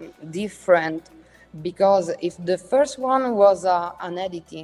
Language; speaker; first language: English; non-native, learner; Italian